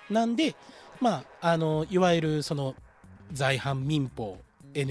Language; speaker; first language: Japanese; native; Japanese